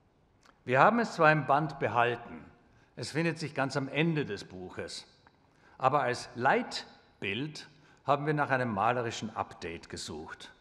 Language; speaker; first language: German; native; German